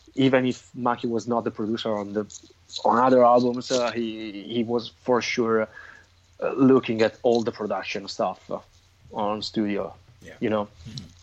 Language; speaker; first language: English; non-native, fluent; Italian